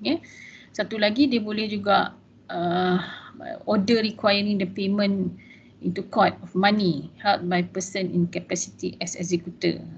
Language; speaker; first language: English; non-native, local second language; Malay